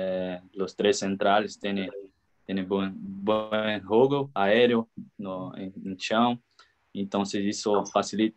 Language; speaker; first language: Spanish; non-native, learner; Portuguese